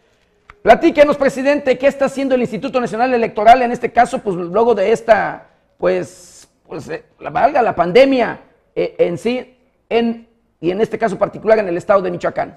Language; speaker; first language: Spanish; native; Spanish